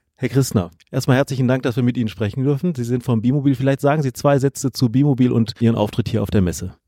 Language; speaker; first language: German; native; German